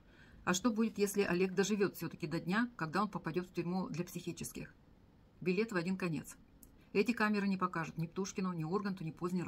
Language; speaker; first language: Russian; native; Russian